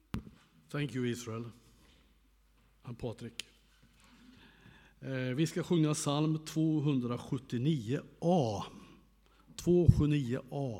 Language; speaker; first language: Swedish; native; Swedish